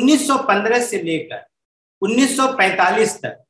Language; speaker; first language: Hindi; native; Hindi